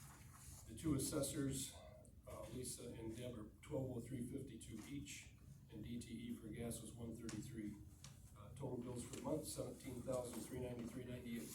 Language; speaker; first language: English; native; English